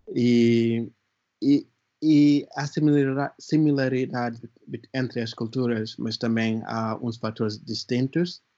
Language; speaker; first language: Portuguese; non-native, fluent; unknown